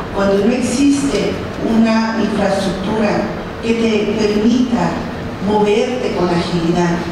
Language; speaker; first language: Spanish; early bilingual, heritage; Spanish